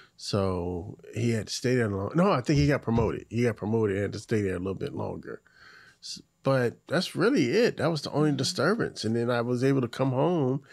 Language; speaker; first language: English; native; English